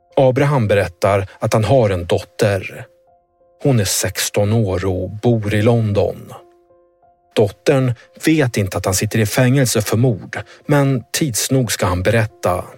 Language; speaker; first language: Swedish; native; Swedish